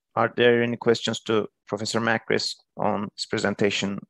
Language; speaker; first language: English; non-native, fluent; Turkish